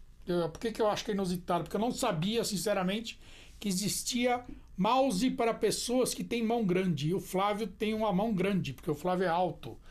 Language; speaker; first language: Portuguese; native; Portuguese